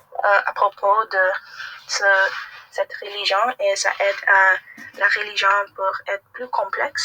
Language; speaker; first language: French; non-native, learner; English